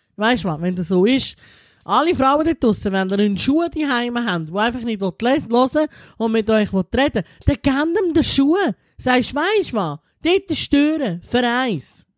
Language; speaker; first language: German; early bilingual, other home language; Italian